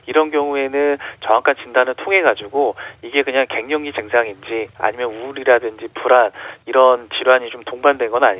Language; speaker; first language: Korean; native; Korean